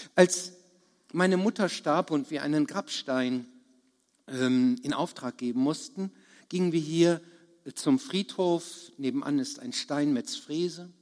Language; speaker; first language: German; native; German